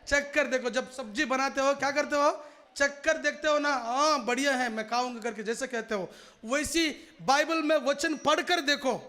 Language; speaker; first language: Hindi; non-native, local second language; Telugu